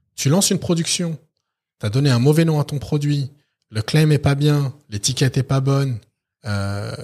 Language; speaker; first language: French; native; French